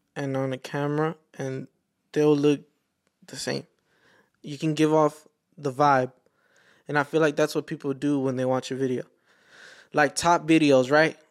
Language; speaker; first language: English; native; English